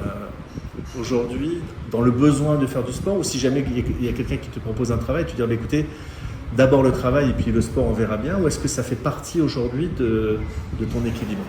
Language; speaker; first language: French; native; French